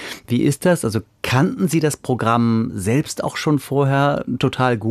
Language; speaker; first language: German; native; German